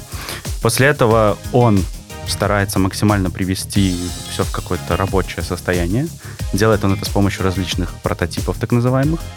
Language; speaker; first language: Russian; native; Russian